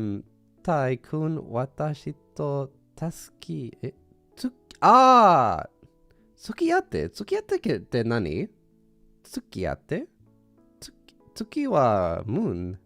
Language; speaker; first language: Japanese; non-native, learner; English